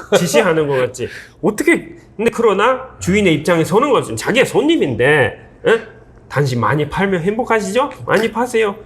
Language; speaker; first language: Korean; non-native, fluent; Japanese